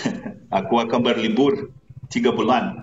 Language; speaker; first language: Indonesian; non-native, learner; Portuguese